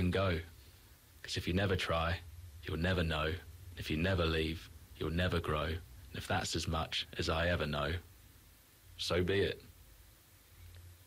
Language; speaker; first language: English; native; English